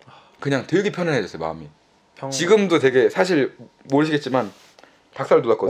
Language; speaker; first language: Korean; native; Korean